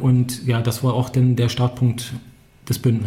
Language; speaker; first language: German; native; German